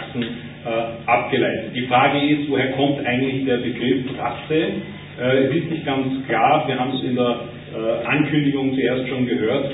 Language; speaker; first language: German; native; German